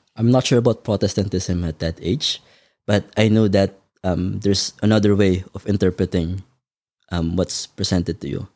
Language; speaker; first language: English; non-native, local second language; Filipino